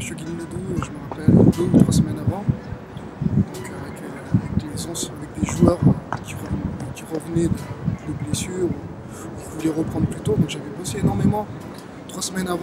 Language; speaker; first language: French; early bilingual, other home language; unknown